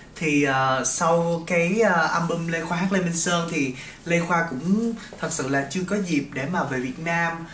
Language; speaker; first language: Vietnamese; native; Vietnamese